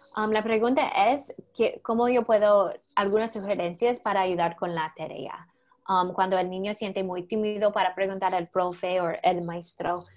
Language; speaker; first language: Spanish; non-native, learner; English